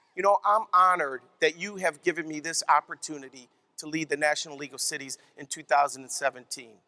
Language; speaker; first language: English; native; English